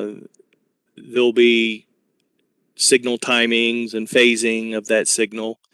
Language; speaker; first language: English; native; English